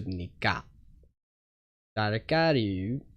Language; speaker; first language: Korean; non-native, learner; English